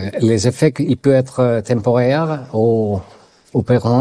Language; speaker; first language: French; non-native, learner; Italian